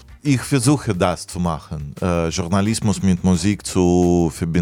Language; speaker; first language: German; non-native, fluent; Russian